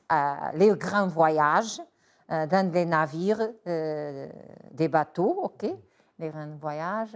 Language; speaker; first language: French; non-native, fluent; Portuguese